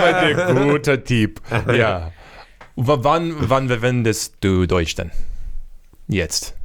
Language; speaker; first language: German; non-native, learner; English